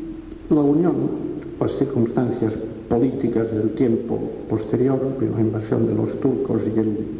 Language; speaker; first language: Spanish; non-native, local second language; Catalan